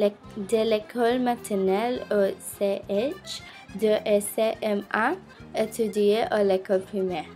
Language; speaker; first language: French; non-native, learner; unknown